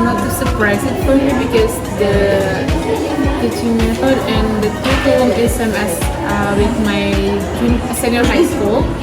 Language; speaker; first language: English; non-native, learner; Indonesian